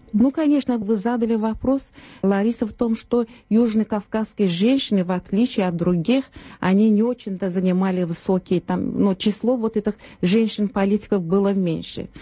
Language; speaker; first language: Russian; non-native, local second language; Azerbaijani